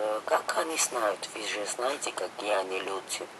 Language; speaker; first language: Russian; non-native, fluent; Georgian